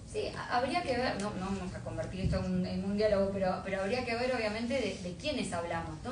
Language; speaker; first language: Spanish; native; Spanish